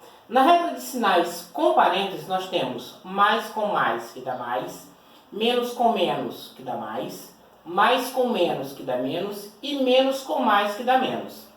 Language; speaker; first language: Portuguese; native; Portuguese